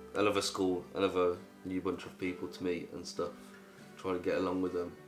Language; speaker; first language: English; early bilingual, other home language; Polish